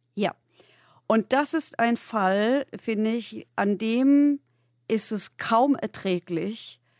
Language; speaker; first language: German; native; German